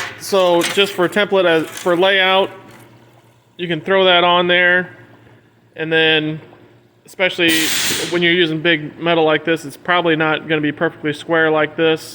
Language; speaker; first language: English; native; English